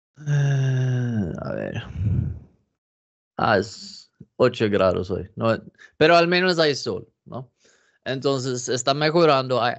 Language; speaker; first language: Spanish; non-native, learner; Norwegian